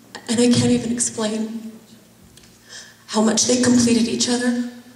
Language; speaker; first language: English; early bilingual, other home language; Persian